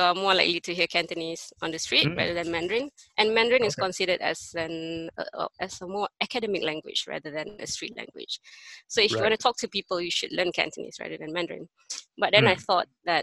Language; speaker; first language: English; non-native, local second language; Malay